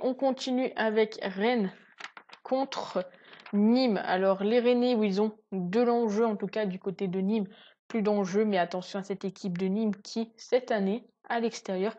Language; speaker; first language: French; native; French